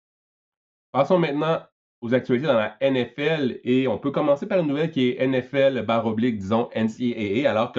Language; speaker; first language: French; native; French